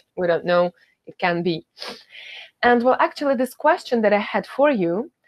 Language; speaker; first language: English; non-native, fluent; Ukrainian